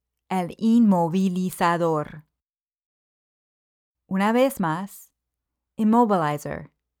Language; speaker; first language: Spanish; non-native, fluent; English